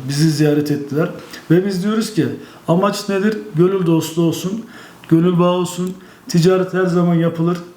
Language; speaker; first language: Turkish; native; Turkish